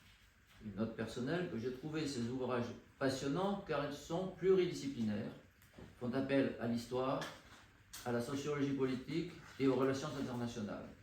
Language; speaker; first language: French; native; French